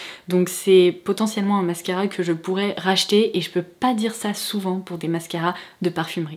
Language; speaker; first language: French; native; French